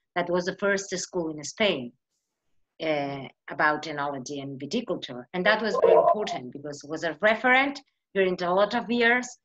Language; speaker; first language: English; non-native, fluent; Spanish